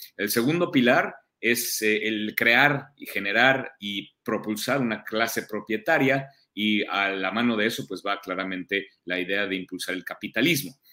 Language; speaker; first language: Spanish; early bilingual, heritage; German